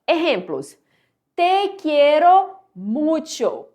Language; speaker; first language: Spanish; non-native, fluent; Portuguese